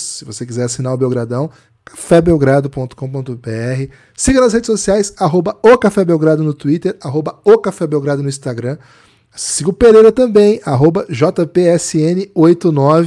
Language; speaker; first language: Portuguese; native; Portuguese